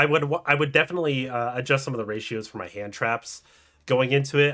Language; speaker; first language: English; native; English